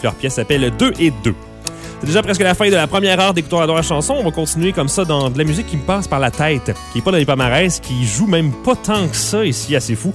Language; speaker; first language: French; native; French